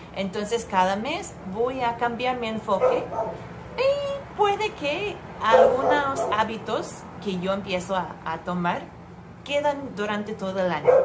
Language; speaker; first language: Spanish; non-native, fluent; English